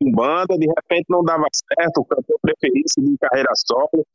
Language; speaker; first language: Portuguese; native; Portuguese